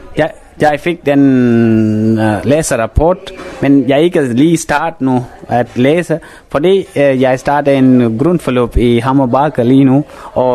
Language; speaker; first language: Danish; non-native, fluent; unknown